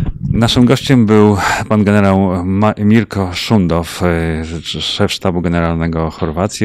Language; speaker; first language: Polish; native; Polish